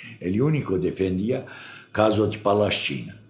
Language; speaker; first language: Portuguese; non-native, fluent; Arabic